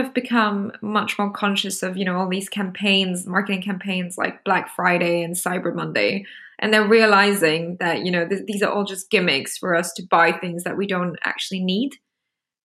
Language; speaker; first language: English; native; English